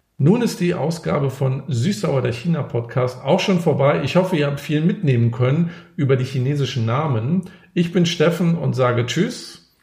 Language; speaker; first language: German; native; German